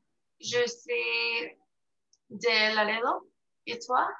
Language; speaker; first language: French; non-native, learner; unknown